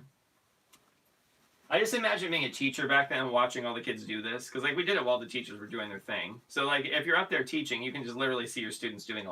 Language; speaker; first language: English; native; English